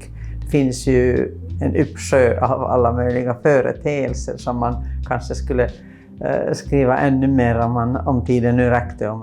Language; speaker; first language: Swedish; non-native, local second language; Finnish